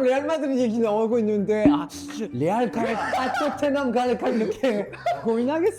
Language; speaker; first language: Korean; native; Korean